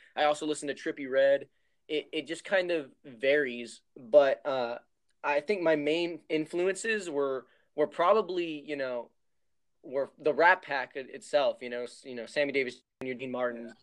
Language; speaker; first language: English; native; English